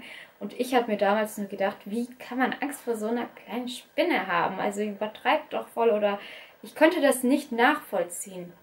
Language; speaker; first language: German; early bilingual, other home language; Russian